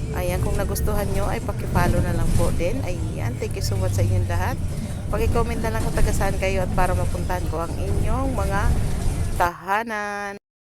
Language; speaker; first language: Filipino; native; Filipino